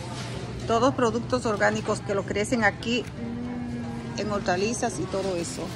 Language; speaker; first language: Spanish; native; Spanish